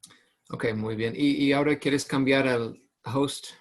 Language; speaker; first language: Spanish; non-native, fluent; English